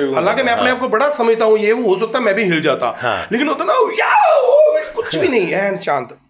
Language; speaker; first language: Hindi; native; Hindi